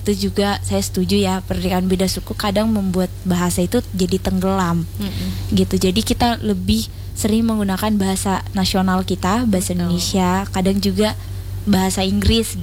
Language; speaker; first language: Indonesian; non-native, local second language; Batak Toba